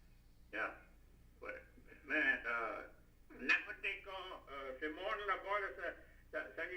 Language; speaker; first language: French; native; French